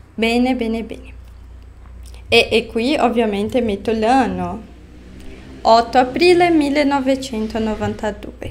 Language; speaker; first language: Italian; non-native, fluent; Portuguese